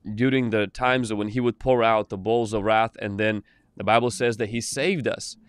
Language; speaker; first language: English; non-native, fluent; Ukrainian